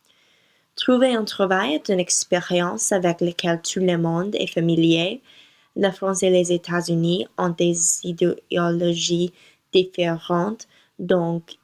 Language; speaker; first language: French; non-native, learner; English